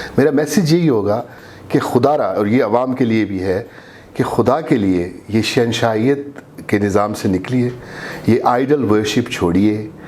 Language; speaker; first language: Urdu; non-native, local second language; Saraiki